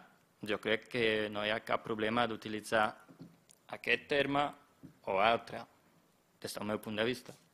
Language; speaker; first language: Catalan; non-native, fluent; German